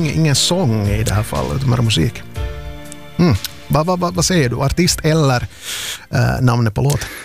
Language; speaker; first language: Swedish; native; Swedish